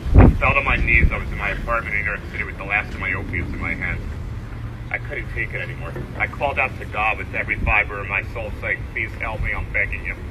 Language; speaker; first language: English; native; English